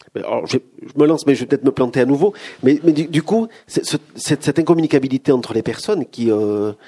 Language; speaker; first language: French; native; French